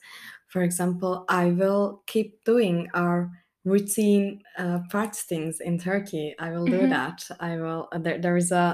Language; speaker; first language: English; non-native, fluent; Turkish